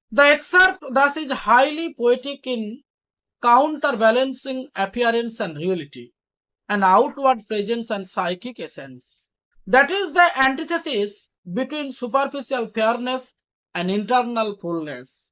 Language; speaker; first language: English; non-native, local second language; Bangla